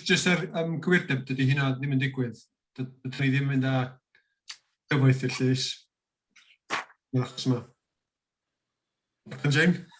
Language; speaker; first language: Welsh; native; Welsh